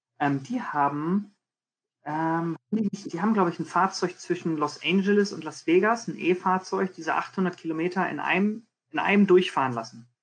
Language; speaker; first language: German; early bilingual, heritage; German